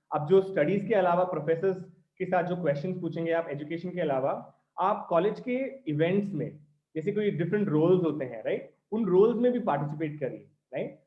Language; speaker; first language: Hindi; non-native, local second language; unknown